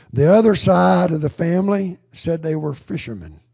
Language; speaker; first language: English; native; English